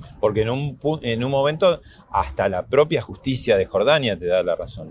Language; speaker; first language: Spanish; native; Spanish